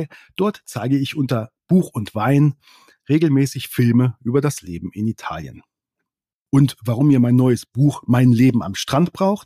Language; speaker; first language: German; native; German